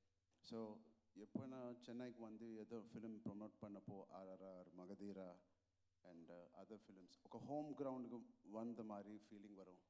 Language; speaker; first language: Tamil; non-native, learner; Telugu